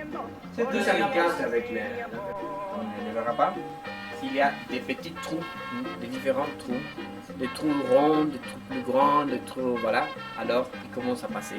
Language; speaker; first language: French; non-native, fluent; Spanish